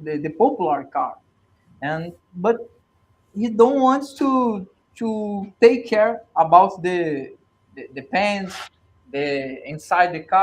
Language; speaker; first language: English; non-native, learner; Portuguese